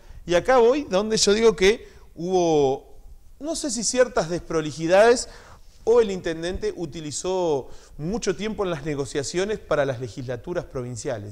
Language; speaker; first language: Spanish; native; Spanish